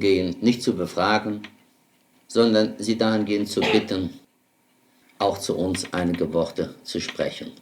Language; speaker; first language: German; native; German